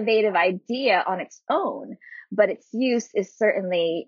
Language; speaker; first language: English; non-native, local second language; Filipino